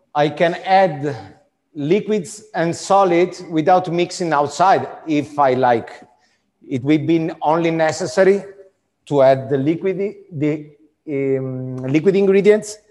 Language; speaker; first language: English; non-native, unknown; Italian